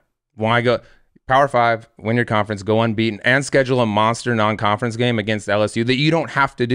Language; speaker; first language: English; native; English